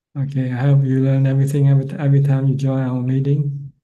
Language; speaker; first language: English; non-native, fluent; Thai